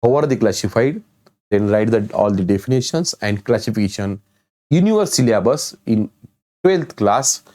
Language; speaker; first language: English; non-native, local second language; Marathi